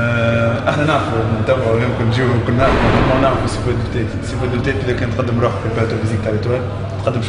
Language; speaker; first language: Arabic; native; Arabic